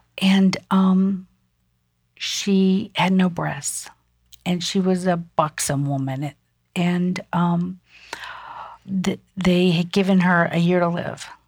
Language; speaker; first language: English; early bilingual, other home language; German